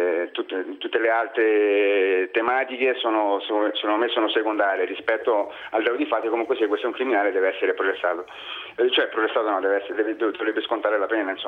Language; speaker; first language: Italian; non-native, fluent; Portuguese